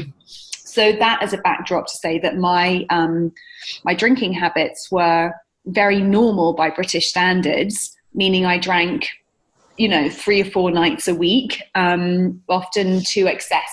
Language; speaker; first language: English; native; English